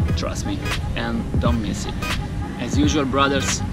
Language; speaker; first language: English; non-native, fluent; Italian